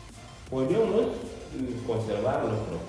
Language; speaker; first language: Spanish; non-native, learner; Fula